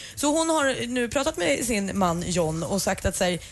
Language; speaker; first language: Swedish; native; Swedish